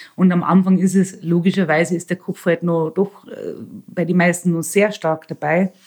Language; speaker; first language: German; native; German